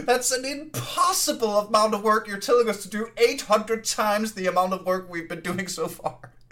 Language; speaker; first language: English; non-native, fluent; Danish